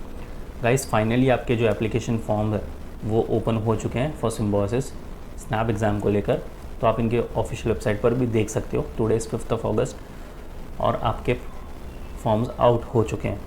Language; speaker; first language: Hindi; native; Hindi